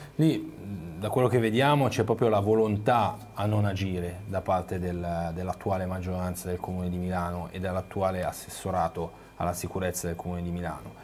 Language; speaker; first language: Italian; native; Italian